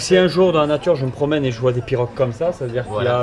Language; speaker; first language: French; native; French